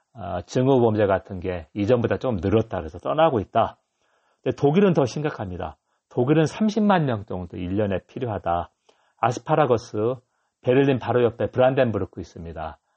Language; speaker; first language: Korean; native; Korean